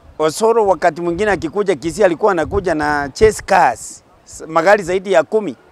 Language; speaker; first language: Swahili; non-native, local second language; Gusii